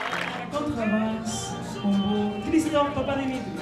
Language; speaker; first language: French; non-native, fluent; Spanish